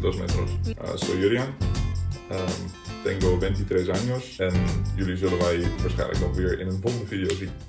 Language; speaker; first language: Spanish; non-native, learner; Dutch